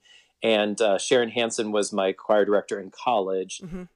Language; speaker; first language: English; native; English